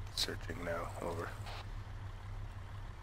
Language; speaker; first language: English; native; English